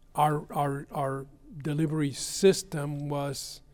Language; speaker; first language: English; early bilingual, other home language; Spanish